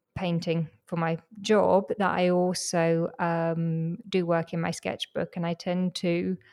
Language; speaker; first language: English; native; English